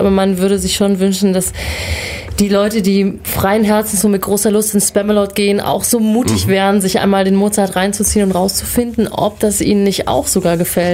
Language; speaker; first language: German; native; German